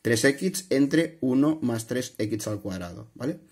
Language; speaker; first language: Spanish; non-native, local second language; Catalan